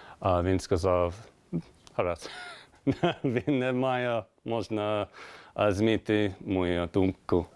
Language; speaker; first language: Ukrainian; non-native, learner; English